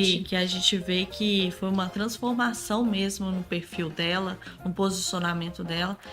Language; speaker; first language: Portuguese; native; Portuguese